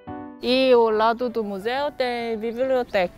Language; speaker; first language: Portuguese; non-native, learner; Korean